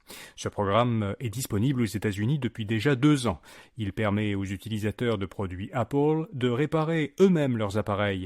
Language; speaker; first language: French; native; French